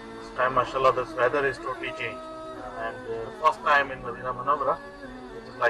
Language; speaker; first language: English; non-native, fluent; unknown